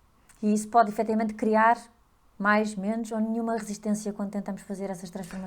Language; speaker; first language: Portuguese; native; Portuguese